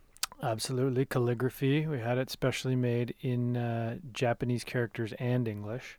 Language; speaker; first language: English; native; English